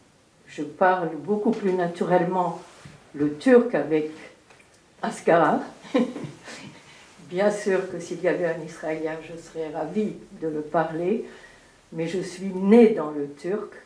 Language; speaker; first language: French; early bilingual, heritage; French